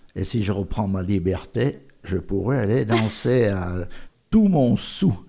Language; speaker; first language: French; native; French